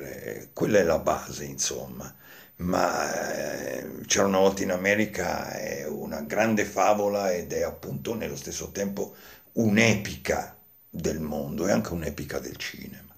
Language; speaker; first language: Italian; native; Italian